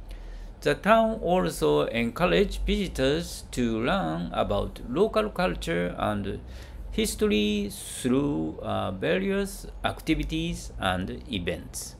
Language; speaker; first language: English; non-native, learner; Japanese